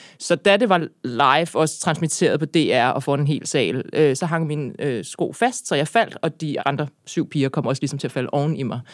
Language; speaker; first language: Danish; native; Danish